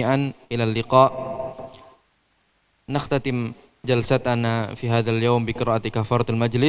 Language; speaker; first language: Arabic; non-native, fluent; Indonesian